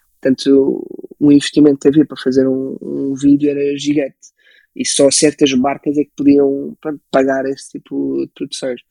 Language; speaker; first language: Portuguese; early bilingual, other home language; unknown